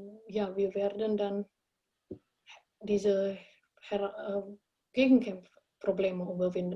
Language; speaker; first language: German; non-native, fluent; Indonesian